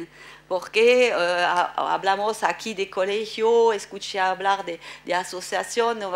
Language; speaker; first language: Spanish; non-native, fluent; French